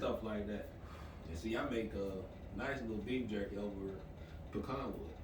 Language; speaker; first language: English; native; English